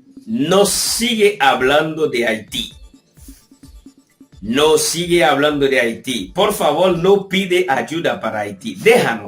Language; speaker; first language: Spanish; non-native, fluent; Haitian Creole